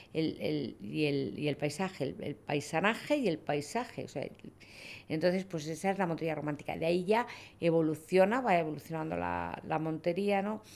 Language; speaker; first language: Spanish; native; Spanish